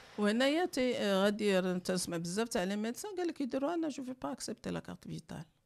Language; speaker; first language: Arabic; native; Arabic